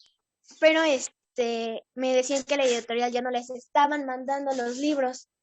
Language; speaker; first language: Spanish; native; Spanish